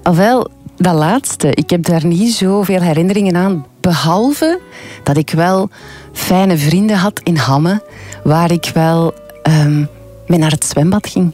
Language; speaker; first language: Dutch; native; Dutch